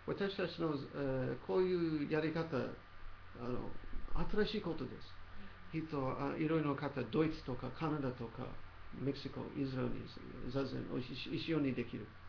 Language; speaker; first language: Japanese; non-native, learner; English